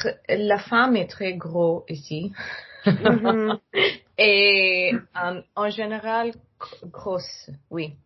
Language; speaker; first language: French; non-native, learner; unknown